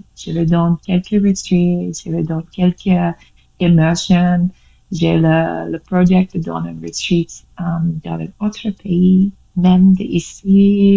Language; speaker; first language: French; non-native, learner; English